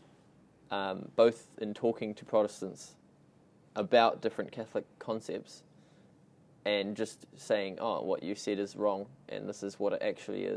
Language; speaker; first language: English; native; English